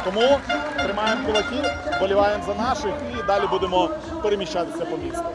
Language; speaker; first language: Ukrainian; native; Ukrainian